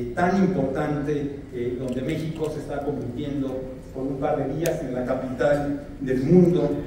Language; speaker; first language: Spanish; native; Spanish